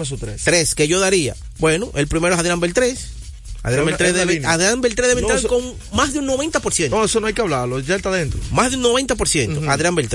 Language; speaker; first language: Spanish; native; Spanish